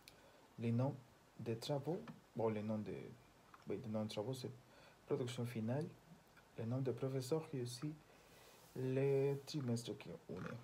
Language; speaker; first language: French; non-native, learner; Spanish